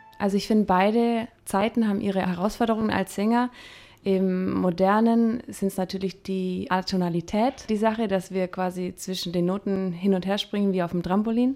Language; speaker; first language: German; native; German